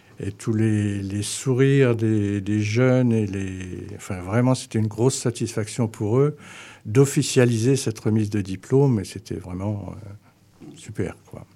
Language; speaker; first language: French; native; French